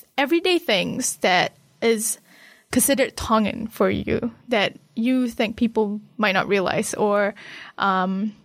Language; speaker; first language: English; non-native, local second language; Malay